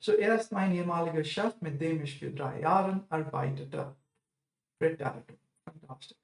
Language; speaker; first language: German; non-native, fluent; English